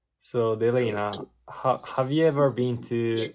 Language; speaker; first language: English; non-native, learner; Japanese